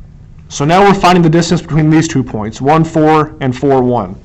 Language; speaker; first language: English; native; English